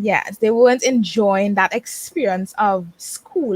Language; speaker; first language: English; native; English